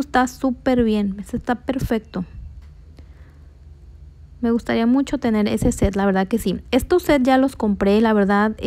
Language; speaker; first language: Spanish; native; Spanish